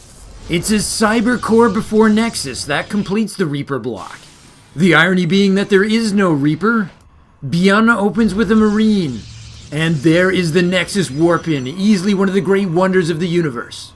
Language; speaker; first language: English; native; English